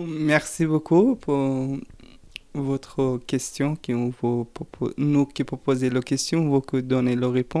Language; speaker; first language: French; non-native, learner; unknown